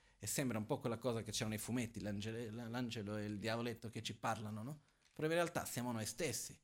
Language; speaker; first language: Italian; non-native, fluent; Portuguese